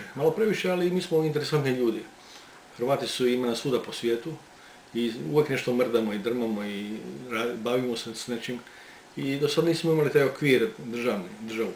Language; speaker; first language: Croatian; native; Croatian